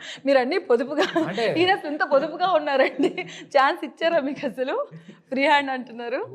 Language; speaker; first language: Telugu; native; Telugu